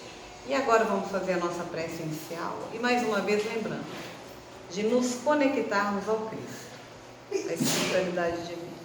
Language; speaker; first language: Portuguese; native; Portuguese